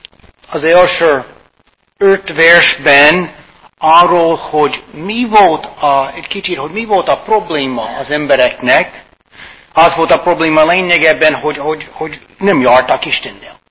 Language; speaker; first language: Hungarian; non-native, fluent; English